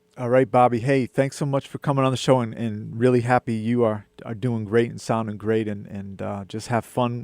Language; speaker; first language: English; native; English